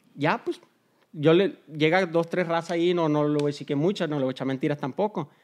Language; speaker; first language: Spanish; early bilingual, heritage; Spanish